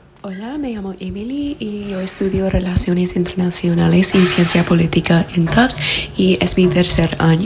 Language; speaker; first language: Spanish; non-native, fluent; English